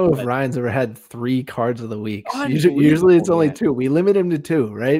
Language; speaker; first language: English; native; English